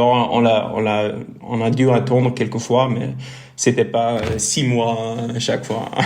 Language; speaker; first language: French; non-native, local second language; Dutch